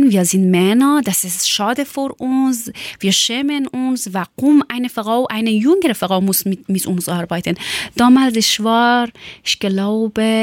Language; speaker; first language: German; non-native, learner; Persian